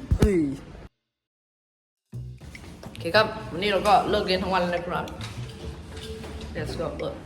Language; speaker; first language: Thai; native; Thai